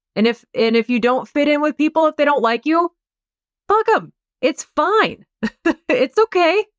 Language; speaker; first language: English; native; English